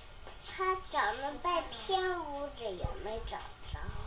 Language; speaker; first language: Chinese; native; Chinese